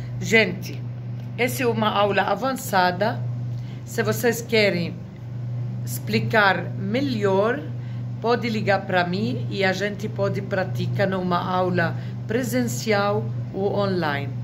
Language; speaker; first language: Portuguese; non-native, fluent; Arabic